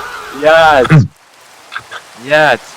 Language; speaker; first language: English; non-native, learner; Mongolian